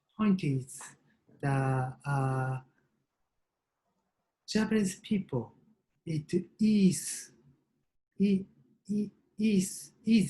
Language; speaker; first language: English; non-native, learner; Japanese